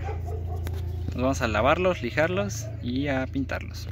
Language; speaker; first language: Spanish; native; Spanish